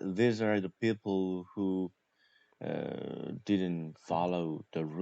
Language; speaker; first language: English; non-native, learner; Korean